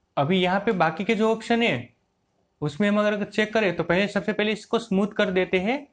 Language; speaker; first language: Hindi; native; Hindi